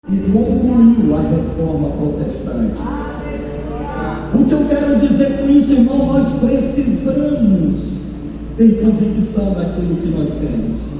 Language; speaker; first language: Portuguese; native; Portuguese